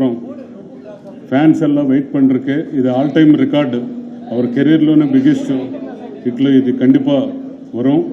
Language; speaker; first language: Tamil; non-native, learner; Telugu